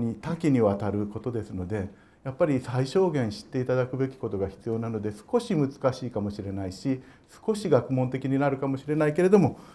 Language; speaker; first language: Japanese; native; Japanese